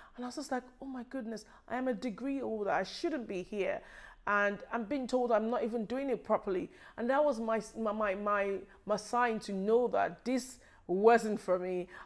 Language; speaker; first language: English; non-native, local second language; Yoruba